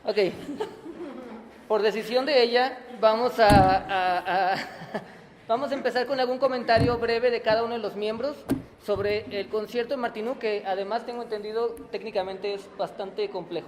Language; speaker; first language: Spanish; native; Spanish